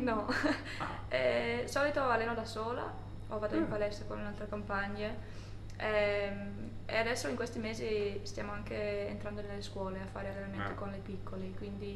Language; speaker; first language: Italian; non-native, fluent; English